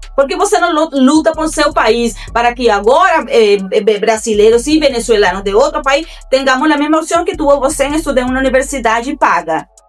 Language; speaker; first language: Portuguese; non-native, fluent; Spanish